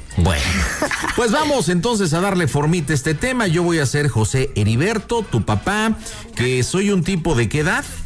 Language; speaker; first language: Spanish; native; Spanish